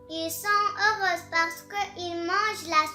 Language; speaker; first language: French; non-native, learner; Arabic